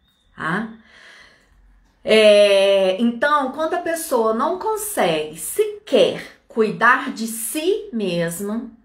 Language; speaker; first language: Portuguese; native; Portuguese